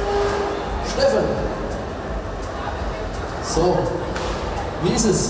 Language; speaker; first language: German; native; German